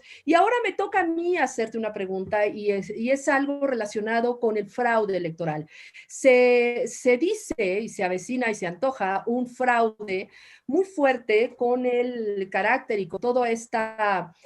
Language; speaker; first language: Spanish; native; Spanish